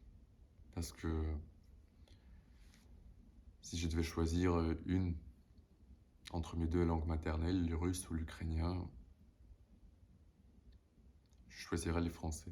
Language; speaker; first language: French; non-native, fluent; Russian